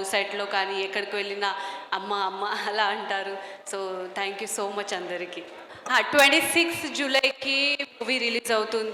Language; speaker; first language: Telugu; non-native, fluent; Marathi